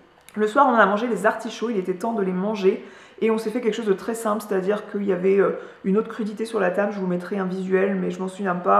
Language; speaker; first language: French; native; French